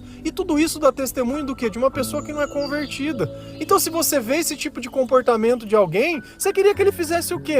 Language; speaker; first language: Portuguese; native; Portuguese